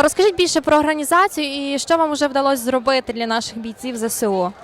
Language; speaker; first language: Ukrainian; native; Ukrainian